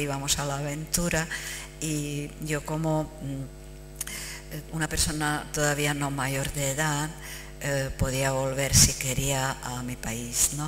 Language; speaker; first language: Spanish; non-native, fluent; Czech